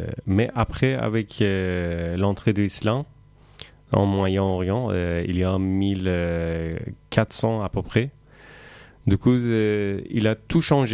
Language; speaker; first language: French; non-native, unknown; Persian